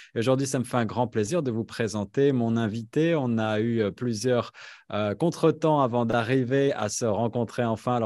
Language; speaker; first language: French; native; French